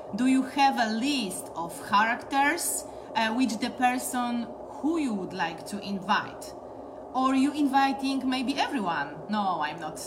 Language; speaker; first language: English; non-native, learner; Polish